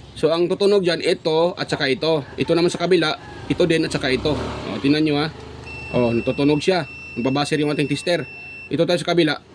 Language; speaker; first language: Filipino; non-native, local second language; Cebuano